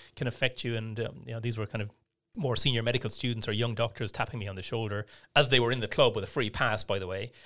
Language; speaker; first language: English; native; English